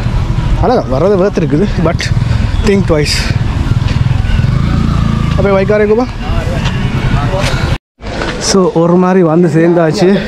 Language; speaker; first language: Tamil; native; Tamil